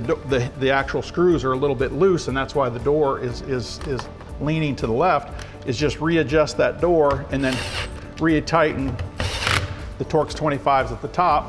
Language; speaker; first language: English; native; English